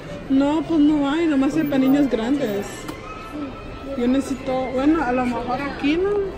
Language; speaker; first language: Spanish; early bilingual, heritage; Spanish